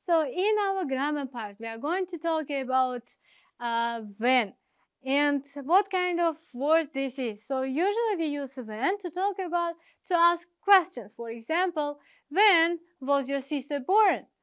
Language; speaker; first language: English; non-native, fluent; Uzbek